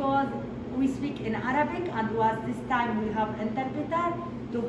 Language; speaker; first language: English; non-native, learner; Arabic